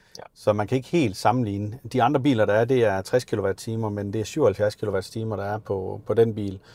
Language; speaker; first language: Danish; native; Danish